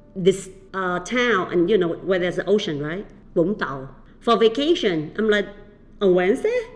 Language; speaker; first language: English; early bilingual, other home language; Vietnamese